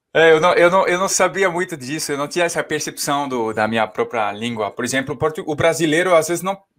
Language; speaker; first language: Portuguese; non-native, fluent; French